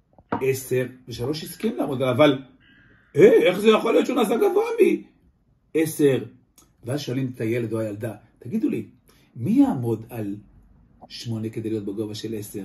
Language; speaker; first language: Hebrew; native; Hebrew